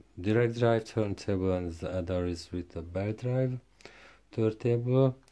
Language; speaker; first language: English; non-native, learner; Hungarian